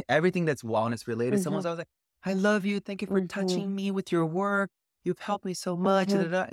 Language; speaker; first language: English; early bilingual, other home language; Portuguese